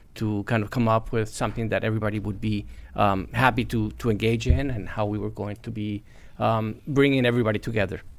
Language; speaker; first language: English; non-native, fluent; Spanish